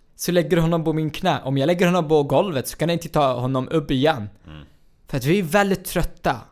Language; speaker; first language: Swedish; non-native, fluent; Arabic